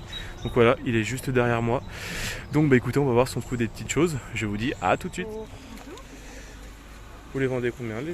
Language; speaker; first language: French; native; French